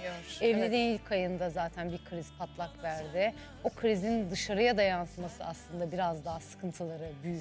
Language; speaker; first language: Turkish; native; Turkish